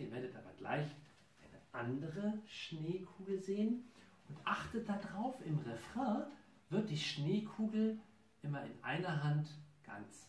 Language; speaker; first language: German; native; German